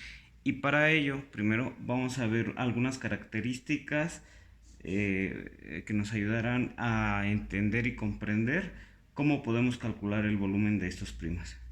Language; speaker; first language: Spanish; native; Spanish